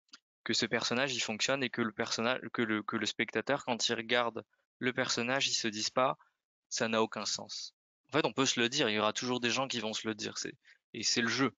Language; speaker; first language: French; native; French